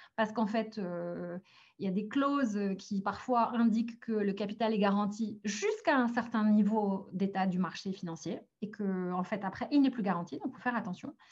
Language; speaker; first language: French; early bilingual, other home language; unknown